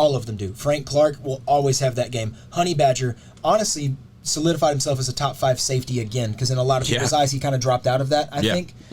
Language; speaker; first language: English; native; English